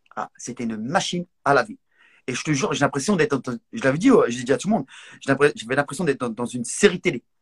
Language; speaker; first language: French; non-native, local second language; Arabic